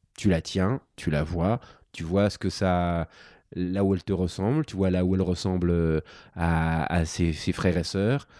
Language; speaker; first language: French; native; French